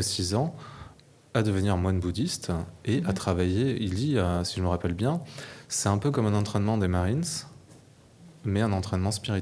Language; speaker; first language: French; native; French